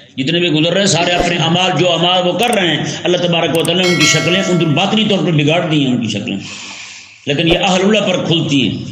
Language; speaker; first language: Urdu; non-native, local second language; Punjabi